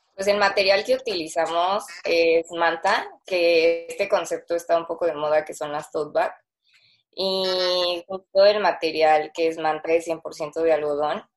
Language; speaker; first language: Spanish; native; Spanish